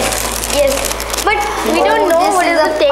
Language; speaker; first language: English; non-native, local second language; Hindi